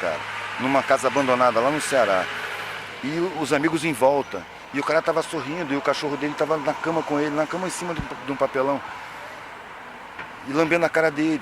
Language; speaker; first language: Portuguese; native; Portuguese